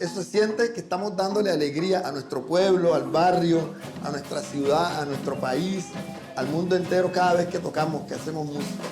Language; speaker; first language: Spanish; native; Spanish